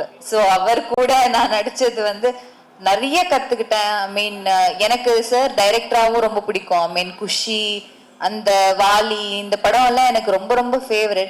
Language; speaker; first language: Tamil; early bilingual, heritage; Tamil